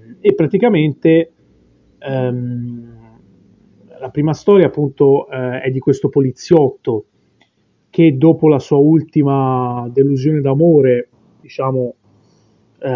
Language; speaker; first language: Italian; native; Italian